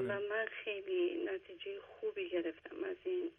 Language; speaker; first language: Persian; native; Persian